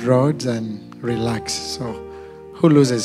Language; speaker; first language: English; non-native, local second language; Ganda